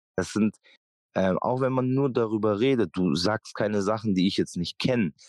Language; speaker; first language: German; native; German